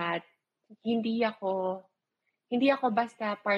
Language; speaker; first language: English; non-native, local second language; Filipino